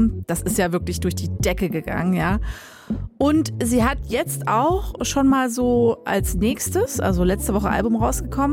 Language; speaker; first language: German; native; German